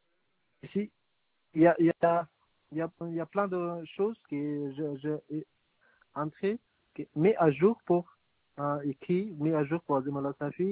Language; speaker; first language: French; non-native, learner; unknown